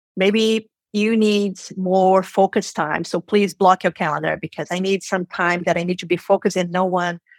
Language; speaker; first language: English; non-native, fluent; Portuguese